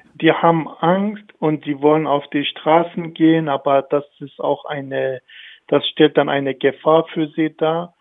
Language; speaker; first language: German; non-native, fluent; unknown